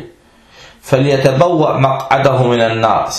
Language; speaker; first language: Danish; non-native, fluent; Arabic